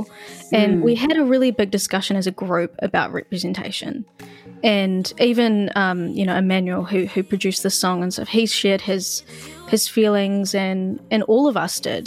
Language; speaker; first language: English; native; English